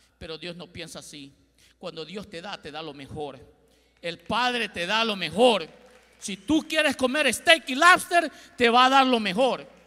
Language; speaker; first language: Spanish; early bilingual, heritage; Spanish